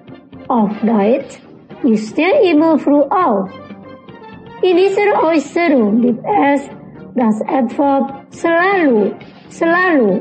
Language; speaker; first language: German; non-native, fluent; Indonesian